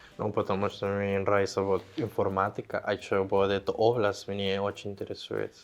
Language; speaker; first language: Russian; non-native, learner; Spanish